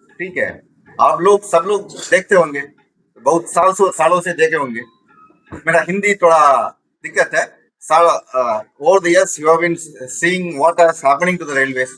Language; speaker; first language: Hindi; non-native, local second language; Tamil